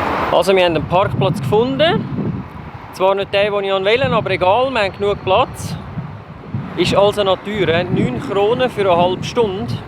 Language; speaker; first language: German; native; German